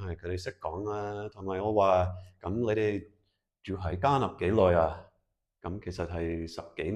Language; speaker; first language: Cantonese; non-native, fluent; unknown